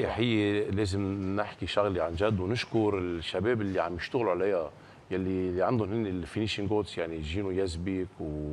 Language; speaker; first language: Arabic; native; Arabic